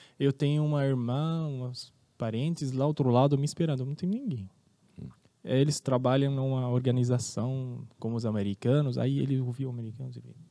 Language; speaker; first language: Portuguese; non-native, fluent; Arabic